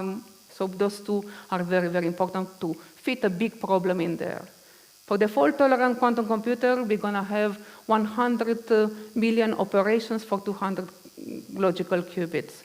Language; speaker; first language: English; non-native, fluent; Romanian